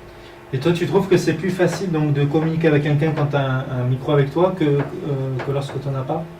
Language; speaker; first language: French; native; French